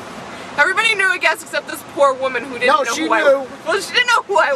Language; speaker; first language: English; native; English